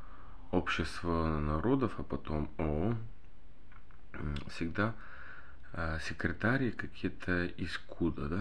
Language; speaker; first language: Russian; non-native, learner; Bulgarian